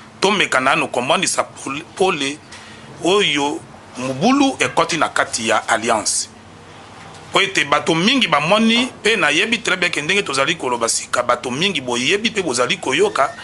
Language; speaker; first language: Lingala; non-native, local second language; Mongo